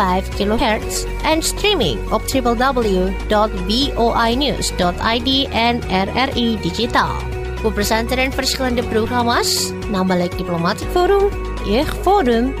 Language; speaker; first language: Dutch; non-native, fluent; Indonesian